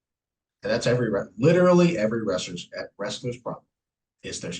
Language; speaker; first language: English; native; English